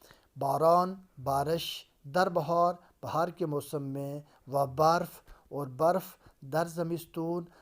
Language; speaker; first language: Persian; non-native, fluent; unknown